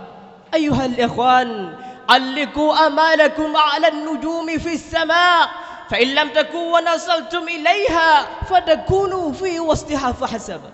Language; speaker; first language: Arabic; non-native, learner; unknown